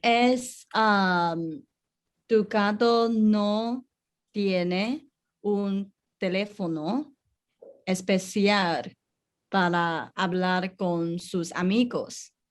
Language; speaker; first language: Spanish; non-native, learner; English